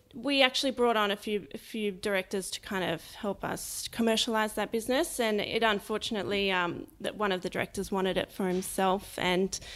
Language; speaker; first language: English; native; English